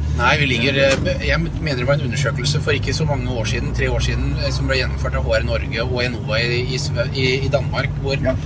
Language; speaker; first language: Norwegian; native; Norwegian